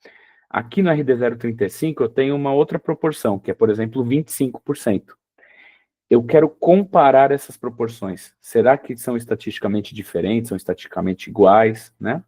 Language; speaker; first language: Portuguese; native; Portuguese